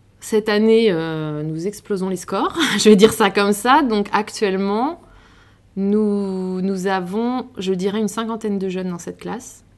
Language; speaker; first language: French; native; French